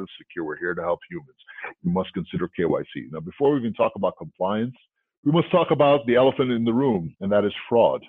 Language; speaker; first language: English; native; English